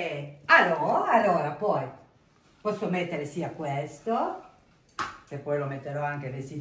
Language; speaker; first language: Italian; native; Italian